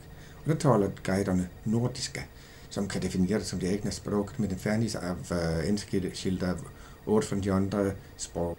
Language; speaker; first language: Swedish; non-native, learner; Danish